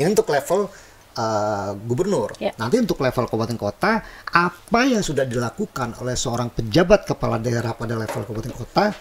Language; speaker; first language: Indonesian; native; Indonesian